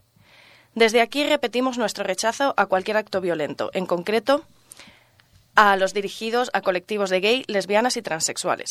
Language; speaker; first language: Spanish; native; Spanish